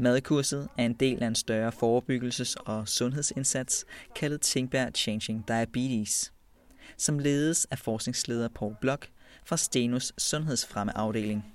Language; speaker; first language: Danish; native; Danish